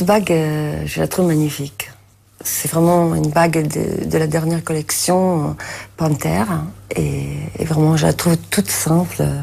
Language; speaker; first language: French; non-native, fluent; Italian